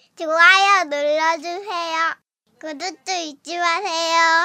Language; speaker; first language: Korean; native; Korean